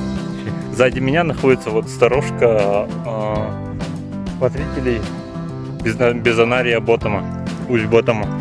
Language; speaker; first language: Russian; native; Russian